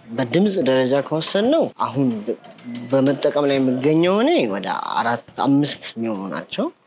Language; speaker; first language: Amharic; native; Amharic